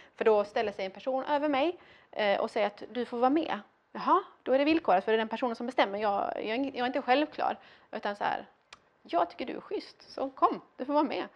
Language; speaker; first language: Swedish; early bilingual, other home language; Arabic